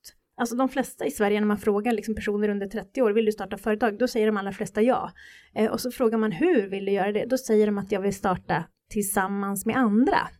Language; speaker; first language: Swedish; native; Swedish